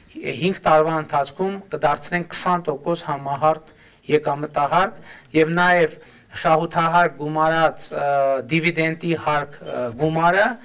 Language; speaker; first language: Armenian; native; Armenian